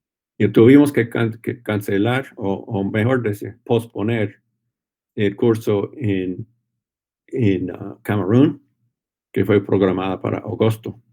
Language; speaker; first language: Spanish; non-native, fluent; English